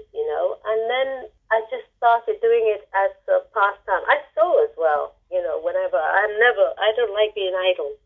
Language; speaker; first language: English; non-native, local second language; Igbo